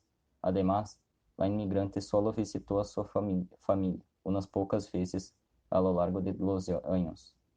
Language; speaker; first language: Spanish; non-native, learner; Portuguese